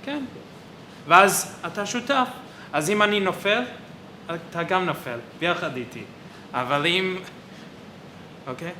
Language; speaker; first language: Hebrew; non-native, fluent; English